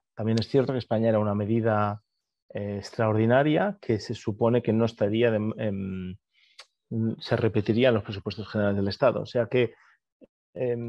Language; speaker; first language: Spanish; native; Spanish